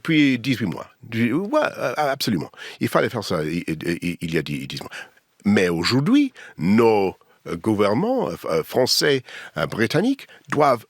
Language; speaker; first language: French; non-native, learner; English